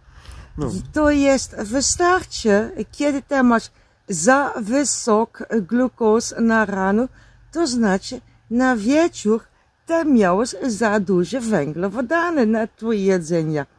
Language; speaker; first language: Polish; non-native, learner; Dutch